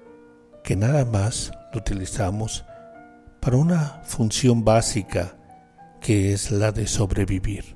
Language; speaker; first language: Spanish; native; Spanish